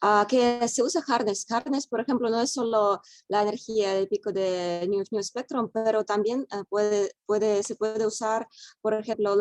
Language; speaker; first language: Spanish; non-native, fluent; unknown